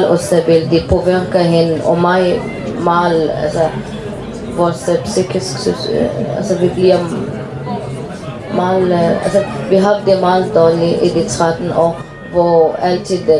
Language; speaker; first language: Danish; non-native, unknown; Arabic